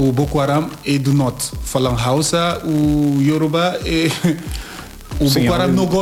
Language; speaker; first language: Portuguese; non-native, learner; Yoruba